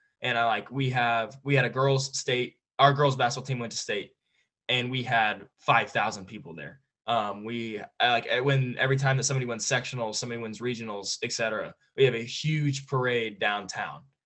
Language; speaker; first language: English; native; English